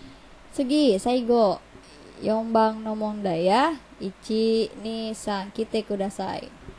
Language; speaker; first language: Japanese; non-native, learner; Indonesian